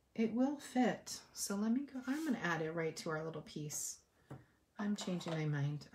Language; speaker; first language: English; native; English